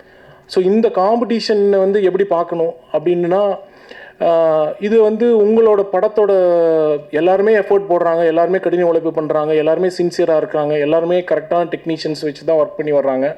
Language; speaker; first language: Tamil; native; Tamil